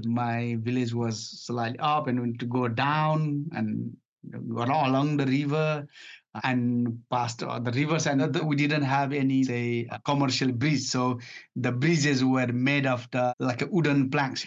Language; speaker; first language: English; non-native, fluent; Nepali